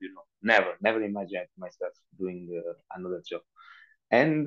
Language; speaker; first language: English; non-native, fluent; Italian